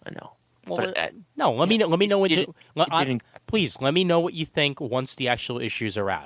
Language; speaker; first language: English; native; English